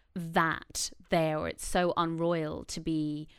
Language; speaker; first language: English; native; English